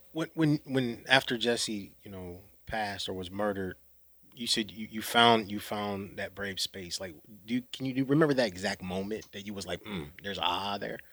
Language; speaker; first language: English; native; English